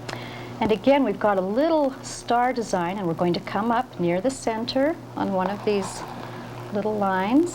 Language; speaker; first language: English; native; English